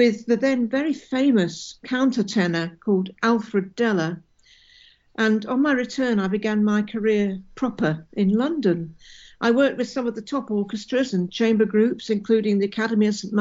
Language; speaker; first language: English; native; English